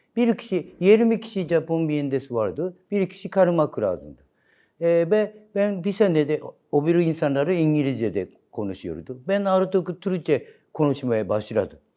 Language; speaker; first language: Turkish; non-native, learner; Japanese